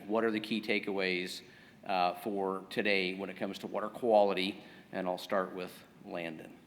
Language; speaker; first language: English; native; English